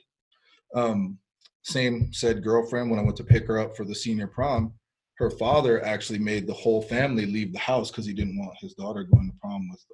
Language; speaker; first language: English; early bilingual, other home language; Spanish